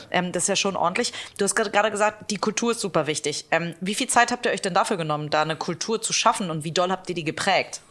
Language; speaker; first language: German; native; German